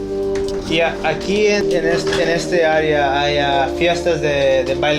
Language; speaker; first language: Spanish; non-native, learner; English